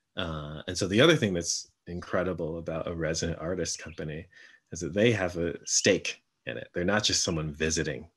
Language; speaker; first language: English; native; English